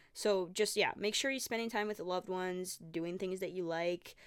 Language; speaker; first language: English; non-native, fluent; Portuguese